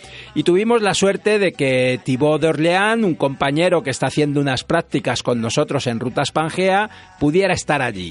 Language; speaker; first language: Spanish; native; Spanish